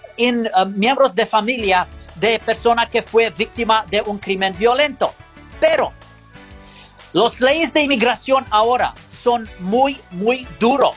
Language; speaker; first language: Spanish; non-native, learner; English